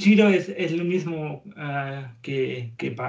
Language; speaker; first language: Spanish; non-native, learner; German